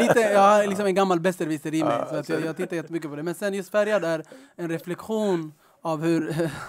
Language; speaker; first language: Swedish; early bilingual, other home language; Tigrinya